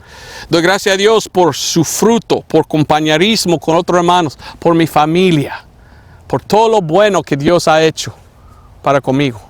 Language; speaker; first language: Spanish; non-native, fluent; English